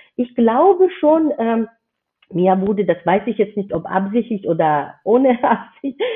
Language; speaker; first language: German; non-native, fluent; Georgian